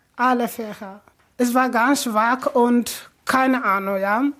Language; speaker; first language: German; non-native, fluent; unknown